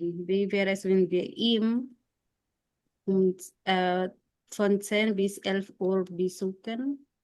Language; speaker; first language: German; non-native, fluent; Filipino